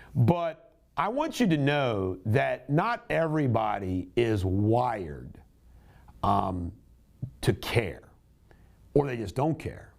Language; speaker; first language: English; native; English